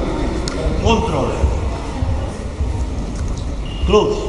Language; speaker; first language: English; non-native, learner; Italian